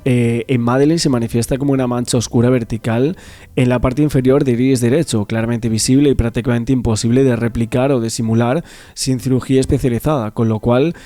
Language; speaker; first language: Spanish; native; Spanish